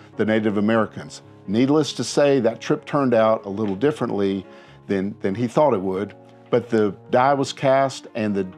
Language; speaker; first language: English; native; English